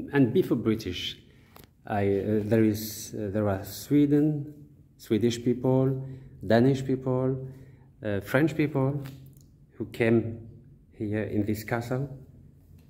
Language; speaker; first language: English; non-native, fluent; French